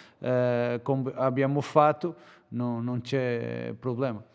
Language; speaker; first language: Italian; non-native, learner; Portuguese